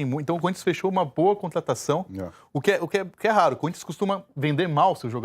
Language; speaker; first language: Portuguese; native; Portuguese